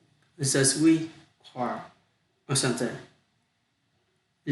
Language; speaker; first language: French; non-native, learner; Vietnamese